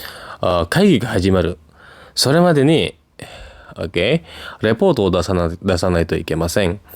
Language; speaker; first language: Japanese; non-native, fluent; Indonesian